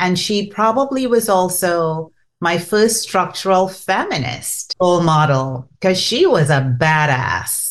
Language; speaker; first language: English; non-native, local second language; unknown